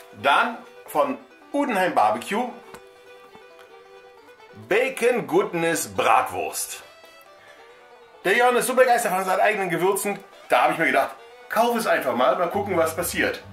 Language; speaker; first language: German; native; German